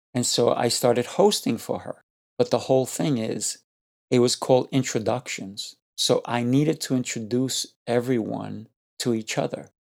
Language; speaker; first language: English; non-native, fluent; Spanish